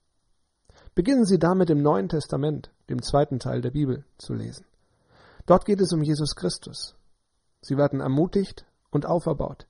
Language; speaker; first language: German; native; German